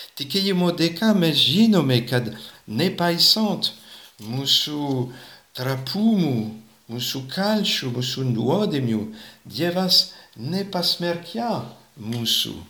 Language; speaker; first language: Lithuanian; non-native, fluent; French